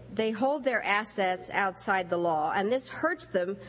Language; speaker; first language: English; early bilingual, other home language; Czech